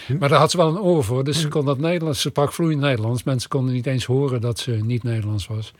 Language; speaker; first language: Dutch; native; Dutch